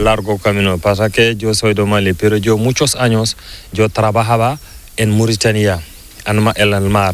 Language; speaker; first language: Spanish; non-native, learner; Fula